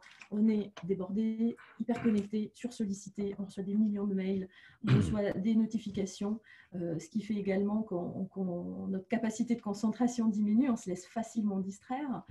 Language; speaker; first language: French; native; French